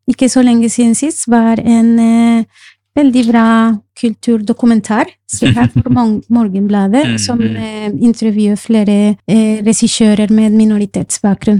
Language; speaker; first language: Norwegian; non-native, fluent; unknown